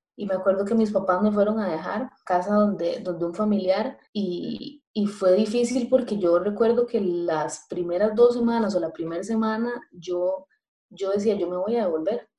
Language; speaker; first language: Spanish; native; Spanish